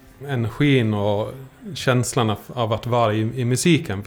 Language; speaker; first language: Swedish; non-native, fluent; English